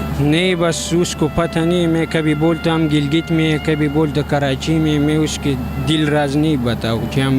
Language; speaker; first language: Hindi; non-native, local second language; Pashto